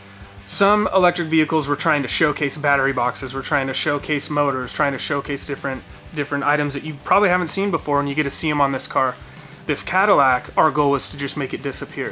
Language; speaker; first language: English; native; English